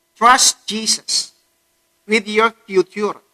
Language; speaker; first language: English; non-native, local second language; Filipino